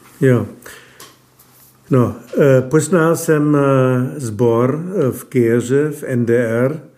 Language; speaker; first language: Czech; non-native, fluent; German